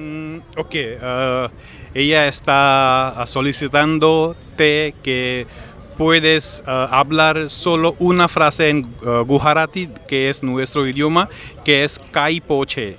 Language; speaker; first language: Spanish; non-native, learner; Gujarati